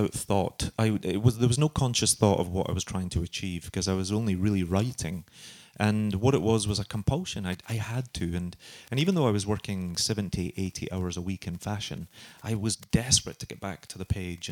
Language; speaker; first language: English; native; English